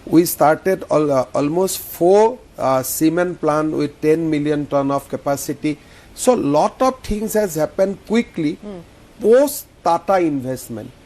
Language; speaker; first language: English; non-native, local second language; Assamese